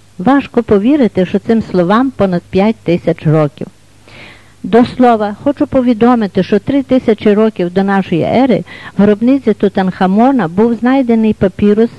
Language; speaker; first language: Ukrainian; native; Ukrainian